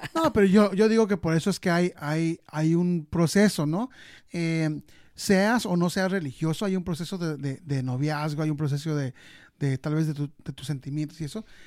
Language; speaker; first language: Spanish; early bilingual, heritage; Spanish